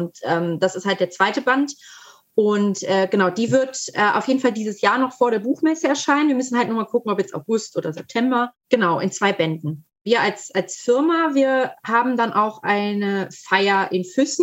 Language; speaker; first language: German; native; German